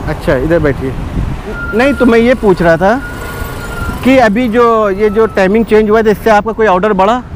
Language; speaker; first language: Hindi; native; Hindi